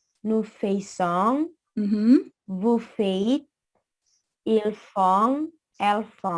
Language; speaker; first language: French; non-native, learner; Indonesian